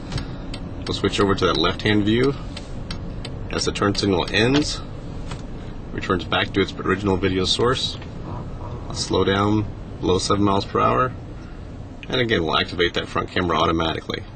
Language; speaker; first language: English; native; English